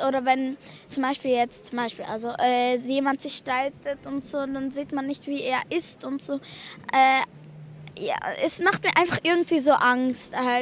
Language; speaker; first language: German; early bilingual, other home language; Arabic